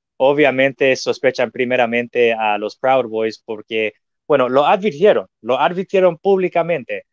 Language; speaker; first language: Spanish; non-native, fluent; English